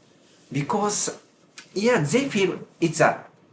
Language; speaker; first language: English; non-native, learner; Japanese